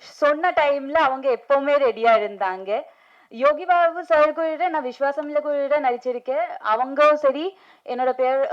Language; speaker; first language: Tamil; non-native, fluent; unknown